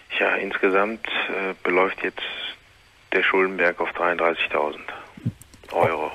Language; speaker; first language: German; non-native, fluent; Arabic